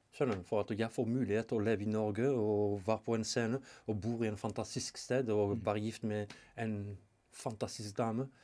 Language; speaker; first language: Norwegian; non-native, fluent; French